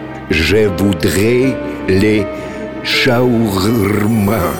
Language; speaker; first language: French; non-native, learner; Russian